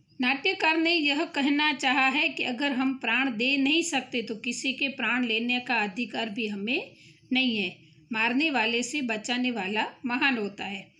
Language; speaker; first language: Hindi; non-native, local second language; Gujarati